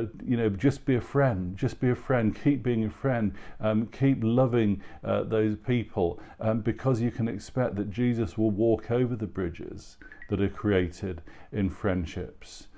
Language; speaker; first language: English; native; English